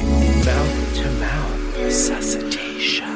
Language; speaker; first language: English; native; English